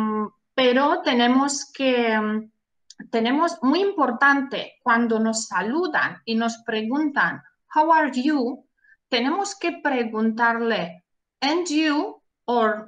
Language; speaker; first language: Spanish; non-native, fluent; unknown